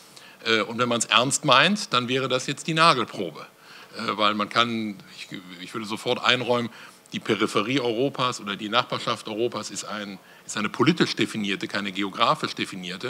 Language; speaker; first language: German; native; German